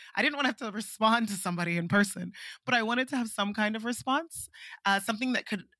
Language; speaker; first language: English; non-native, local second language; Igbo